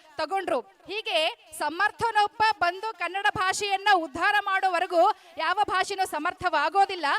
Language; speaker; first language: Kannada; native; Kannada